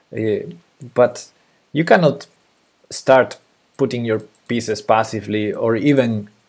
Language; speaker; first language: English; non-native, fluent; Spanish